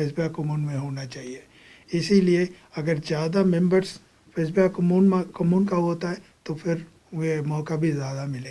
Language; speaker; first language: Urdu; non-native, fluent; Bangla